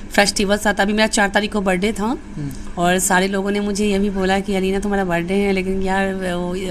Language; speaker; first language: Hindi; native; Hindi